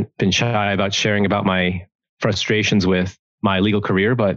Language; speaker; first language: English; native; English